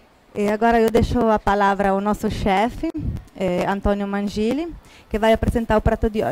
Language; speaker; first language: Portuguese; non-native, fluent; Italian